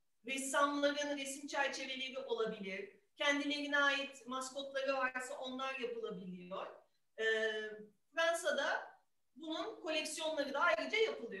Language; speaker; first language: Turkish; native; Turkish